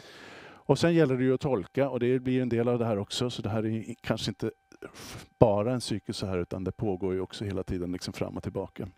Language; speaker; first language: Swedish; native; Swedish